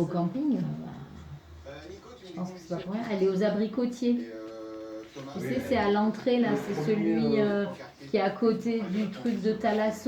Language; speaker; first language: French; native; French